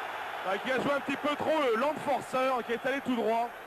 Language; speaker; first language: French; native; French